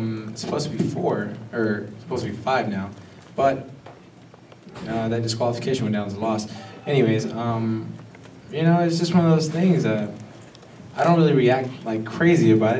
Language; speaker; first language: English; early bilingual, other home language; Spanish